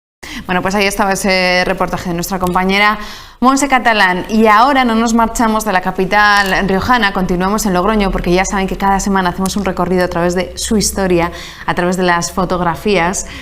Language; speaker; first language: Spanish; native; Spanish